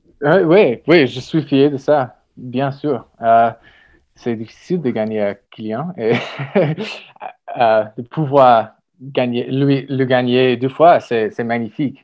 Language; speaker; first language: French; non-native, learner; English